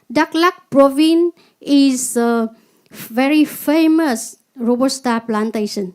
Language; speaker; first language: English; non-native, learner; Vietnamese